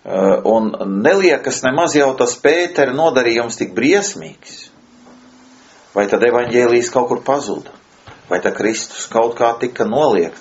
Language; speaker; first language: Latvian; native; Latvian